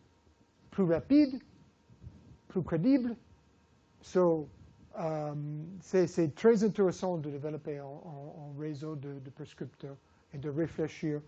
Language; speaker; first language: French; non-native, fluent; English